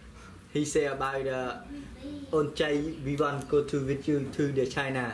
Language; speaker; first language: English; non-native, learner; Khmer